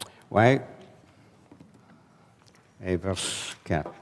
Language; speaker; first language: French; non-native, learner; English